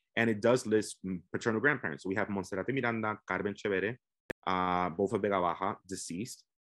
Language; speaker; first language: English; native; English